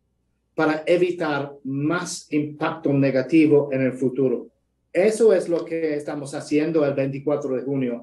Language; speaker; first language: Spanish; non-native, fluent; English